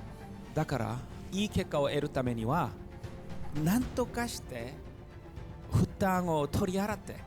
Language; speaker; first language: Japanese; non-native, fluent; Korean